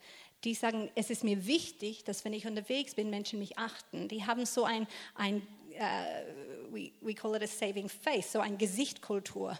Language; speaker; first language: German; non-native, fluent; English